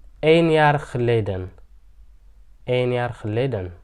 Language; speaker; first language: Dutch; non-native, fluent; Tigrinya